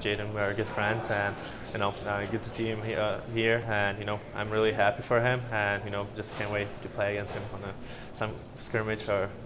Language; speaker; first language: English; non-native, fluent; Slovak